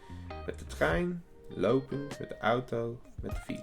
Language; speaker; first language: Dutch; early bilingual, heritage; English